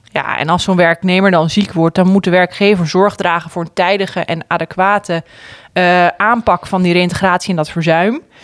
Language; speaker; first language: Dutch; native; Dutch